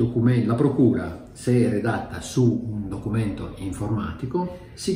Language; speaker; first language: Italian; native; Italian